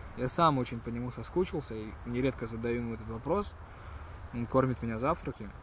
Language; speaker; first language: Russian; early bilingual, heritage; Russian